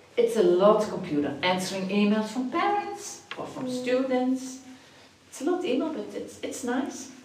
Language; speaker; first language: English; non-native, fluent; Dutch